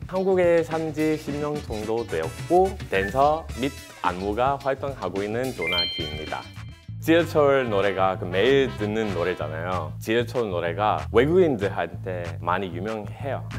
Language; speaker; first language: Korean; non-native, fluent; English